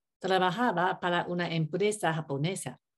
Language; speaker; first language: Spanish; non-native, learner; Japanese